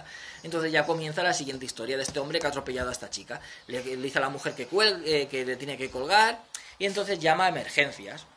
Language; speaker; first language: Spanish; native; Spanish